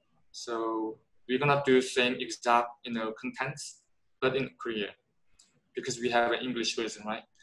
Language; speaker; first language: English; non-native, fluent; Korean